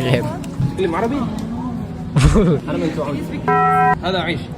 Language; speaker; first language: Arabic; non-native, learner; Indonesian